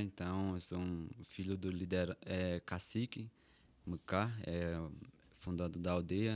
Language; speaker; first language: Portuguese; non-native, local second language; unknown